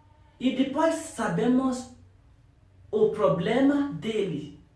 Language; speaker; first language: Portuguese; non-native, learner; Yoruba